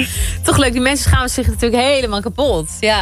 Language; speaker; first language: Dutch; native; Dutch